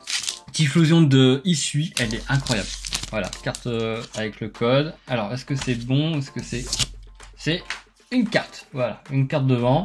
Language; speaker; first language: French; native; French